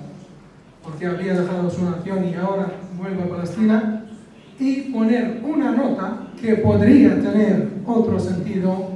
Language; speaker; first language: Spanish; non-native, fluent; Arabic